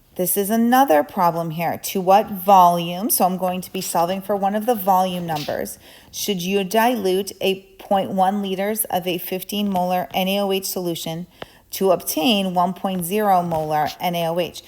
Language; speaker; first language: English; native; English